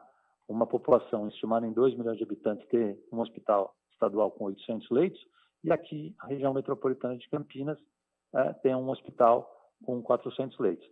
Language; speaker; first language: Portuguese; native; Portuguese